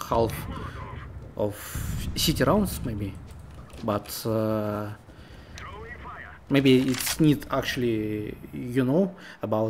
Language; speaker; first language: English; non-native, learner; Russian